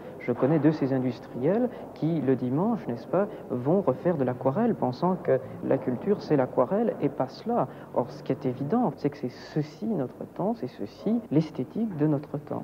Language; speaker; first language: French; native; French